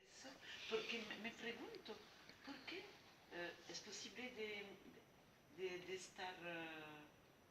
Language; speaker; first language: Spanish; non-native, learner; Arabic